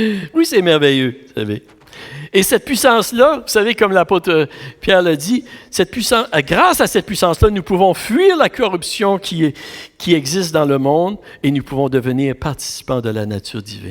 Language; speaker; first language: French; native; French